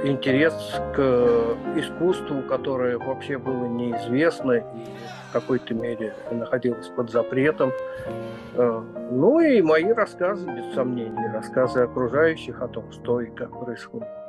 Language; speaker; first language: Russian; native; Russian